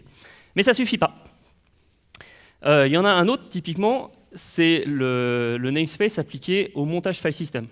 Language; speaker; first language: French; native; French